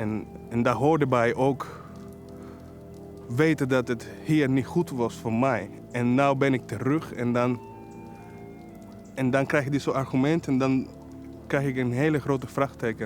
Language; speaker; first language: Dutch; early bilingual, other home language; Spanish